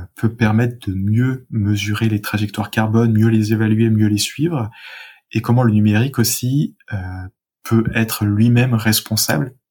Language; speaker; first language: French; native; French